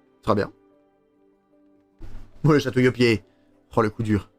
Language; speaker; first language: French; native; French